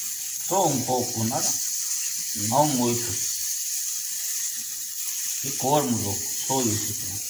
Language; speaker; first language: Portuguese; non-native, learner; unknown